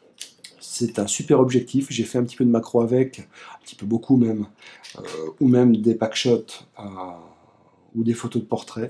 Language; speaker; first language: French; native; French